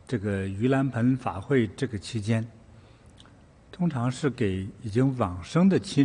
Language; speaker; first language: Chinese; native; Chinese